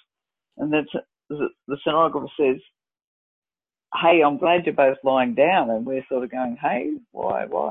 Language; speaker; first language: English; native; English